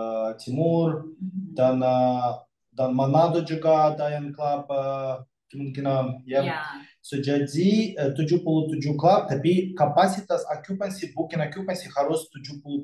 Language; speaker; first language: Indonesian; non-native, fluent; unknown